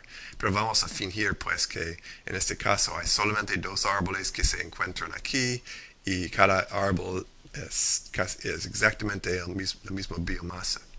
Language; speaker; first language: Spanish; non-native, fluent; English